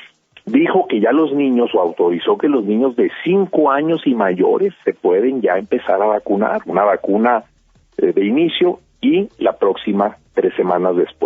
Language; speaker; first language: Spanish; native; Spanish